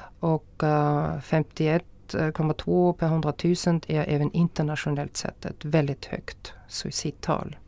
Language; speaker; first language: Swedish; non-native, fluent; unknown